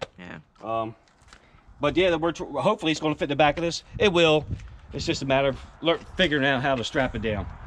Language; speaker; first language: English; native; English